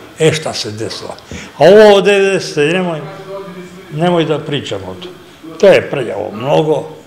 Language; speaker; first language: Serbian; native; Serbian